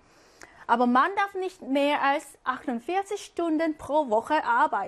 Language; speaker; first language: German; non-native, fluent; Korean